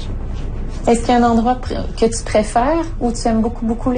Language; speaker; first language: French; native; French